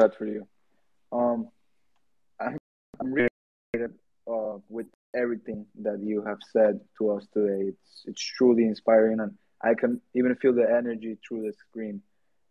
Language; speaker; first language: English; non-native, fluent; Spanish